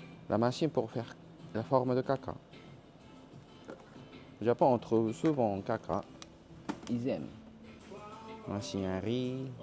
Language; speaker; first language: French; non-native, learner; Japanese